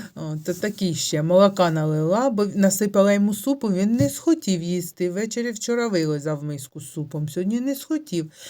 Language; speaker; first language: Ukrainian; native; Ukrainian